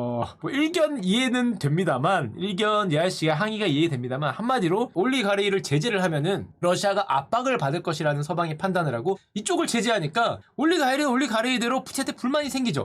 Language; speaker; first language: Korean; native; Korean